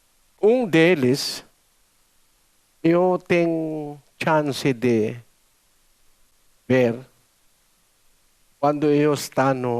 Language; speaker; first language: Portuguese; non-native, learner; Filipino